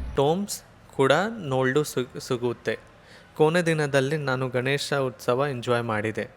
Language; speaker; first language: Kannada; non-native, learner; Hindi